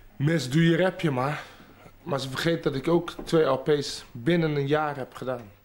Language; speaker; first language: Dutch; native; Dutch